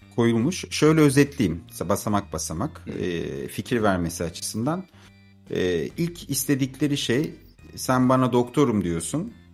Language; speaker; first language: Turkish; native; Turkish